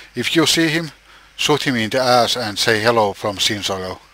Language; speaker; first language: English; non-native, fluent; Finnish